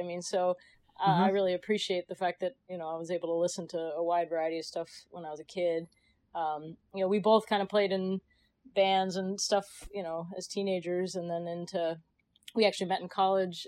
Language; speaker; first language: English; native; English